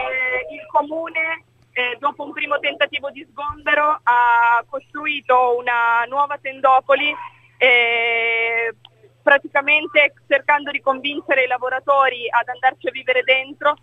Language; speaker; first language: Italian; native; Italian